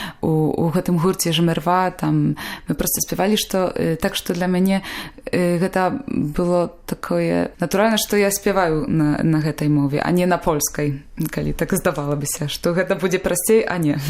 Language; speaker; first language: Belarusian; non-native, local second language; Polish